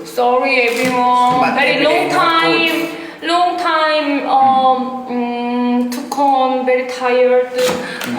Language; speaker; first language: English; non-native, learner; Korean